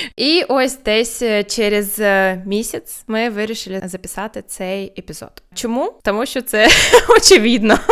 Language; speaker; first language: Ukrainian; non-native, fluent; Russian